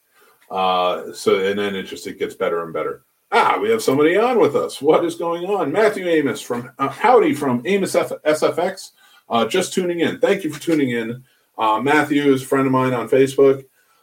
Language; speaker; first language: English; native; English